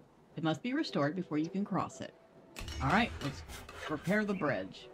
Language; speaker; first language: English; native; English